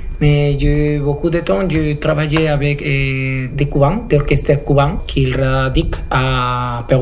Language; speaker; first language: French; non-native, learner; Spanish